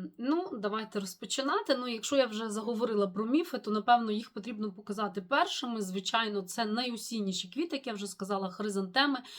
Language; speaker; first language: Ukrainian; non-native, local second language; Russian